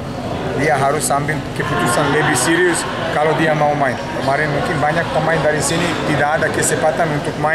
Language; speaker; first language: Indonesian; non-native, learner; Serbian